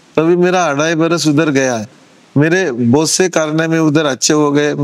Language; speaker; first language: Hindi; non-native, local second language; Marathi